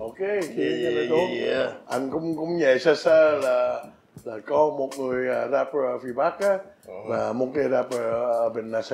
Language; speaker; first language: Vietnamese; early bilingual, heritage; English